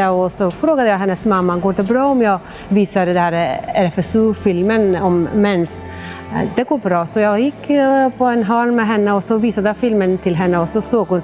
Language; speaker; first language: Swedish; non-native, fluent; Persian